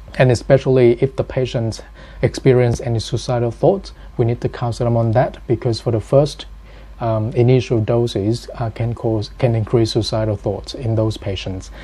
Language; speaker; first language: English; non-native, fluent; Vietnamese